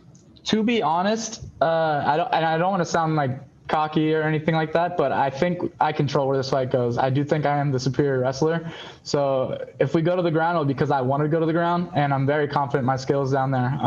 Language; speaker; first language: English; native; English